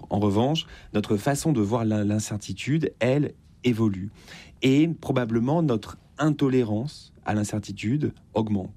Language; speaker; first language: French; native; French